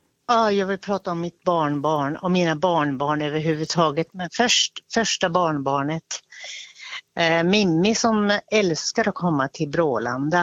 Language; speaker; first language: Swedish; native; Swedish